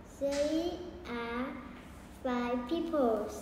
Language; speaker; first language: English; non-native, learner; Vietnamese